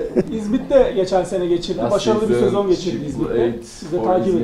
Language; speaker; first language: Turkish; native; Turkish